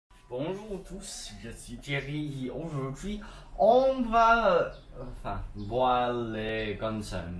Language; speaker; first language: French; non-native, learner; Chinese